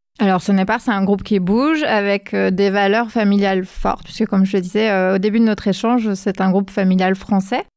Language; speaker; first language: French; native; French